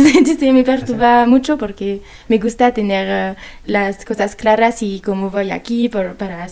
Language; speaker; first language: Spanish; non-native, learner; French